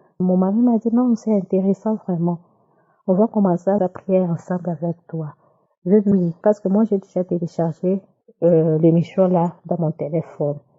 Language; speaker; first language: French; non-native, local second language; Lingala